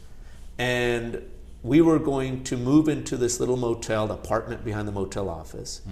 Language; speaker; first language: English; early bilingual, other home language; Gujarati